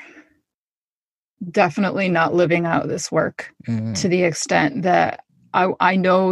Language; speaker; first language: English; native; English